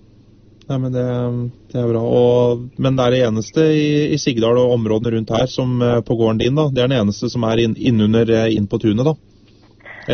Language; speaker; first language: Norwegian; native; Norwegian